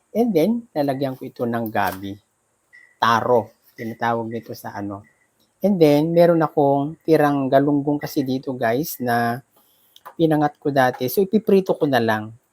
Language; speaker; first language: Filipino; non-native, local second language; Iloko